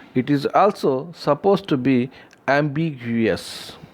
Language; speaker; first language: English; non-native, local second language; Kannada